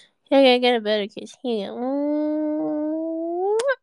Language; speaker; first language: English; native; English